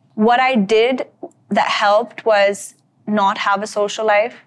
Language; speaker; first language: English; native; English